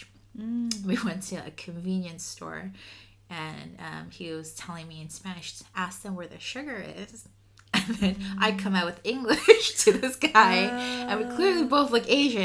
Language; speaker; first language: English; early bilingual, other home language; Spanish